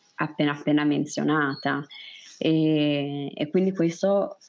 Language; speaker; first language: Italian; native; Italian